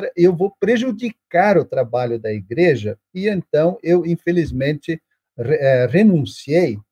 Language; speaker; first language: Portuguese; non-native, local second language; German